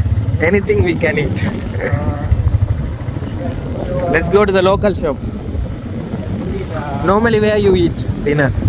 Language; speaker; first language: English; non-native, fluent; Tamil